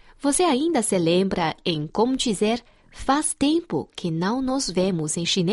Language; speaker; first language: Portuguese; non-native, fluent; Chinese